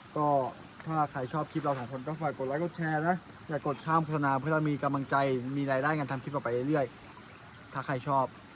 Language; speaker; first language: Thai; non-native, local second language; Karen languages